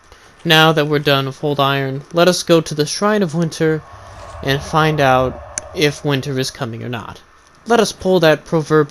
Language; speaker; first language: English; native; English